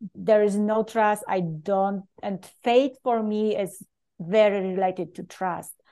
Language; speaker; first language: English; non-native, fluent; Polish